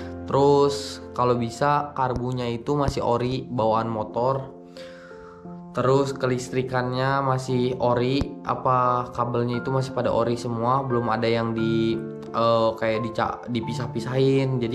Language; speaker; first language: Indonesian; native; Indonesian